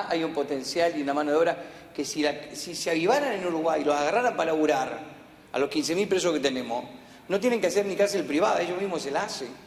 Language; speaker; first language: Spanish; native; Spanish